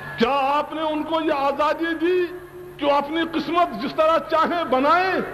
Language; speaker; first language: Urdu; non-native, local second language; Kashmiri